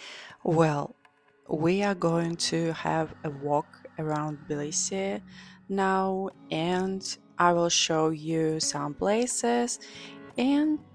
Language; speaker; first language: English; non-native, fluent; Georgian